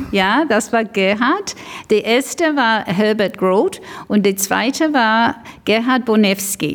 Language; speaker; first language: German; early bilingual, heritage; English